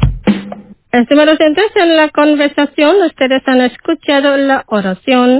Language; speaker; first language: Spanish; non-native, fluent; Indonesian